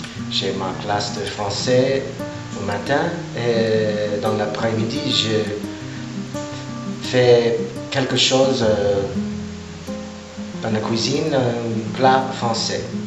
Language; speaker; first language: French; non-native, learner; English